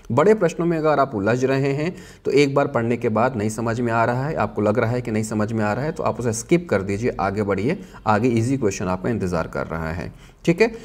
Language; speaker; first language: Hindi; native; Hindi